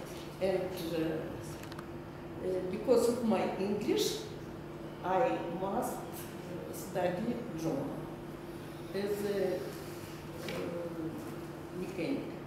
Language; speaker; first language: English; non-native, learner; Russian